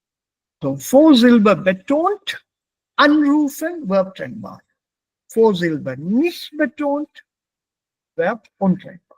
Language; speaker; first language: German; non-native, fluent; Hindi